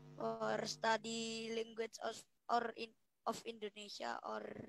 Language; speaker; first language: English; non-native, learner; Indonesian